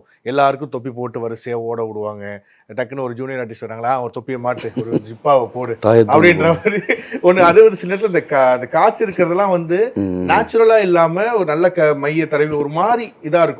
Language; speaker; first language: Tamil; native; Tamil